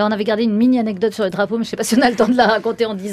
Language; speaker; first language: French; native; French